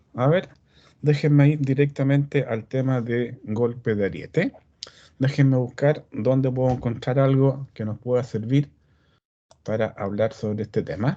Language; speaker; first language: Spanish; native; Spanish